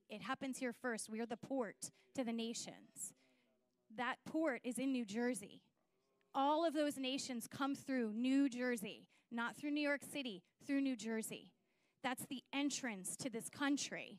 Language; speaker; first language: English; native; English